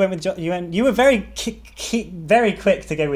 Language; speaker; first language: English; native; English